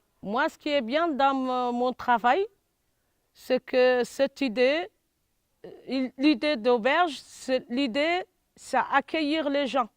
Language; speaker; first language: French; non-native, local second language; Arabic